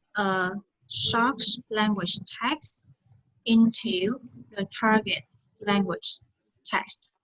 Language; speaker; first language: English; non-native, fluent; Vietnamese